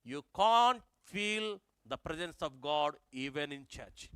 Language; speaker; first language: English; non-native, local second language; Telugu